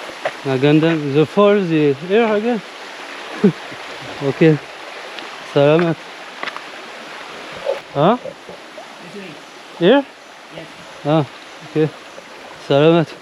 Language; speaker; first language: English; non-native, learner; French